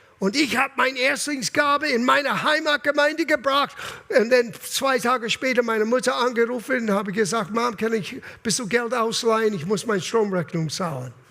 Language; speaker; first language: German; non-native, fluent; English